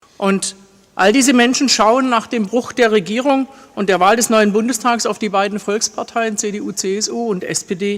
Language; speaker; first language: German; native; German